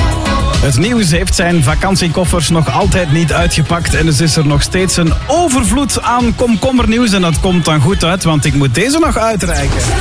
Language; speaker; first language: Dutch; native; Dutch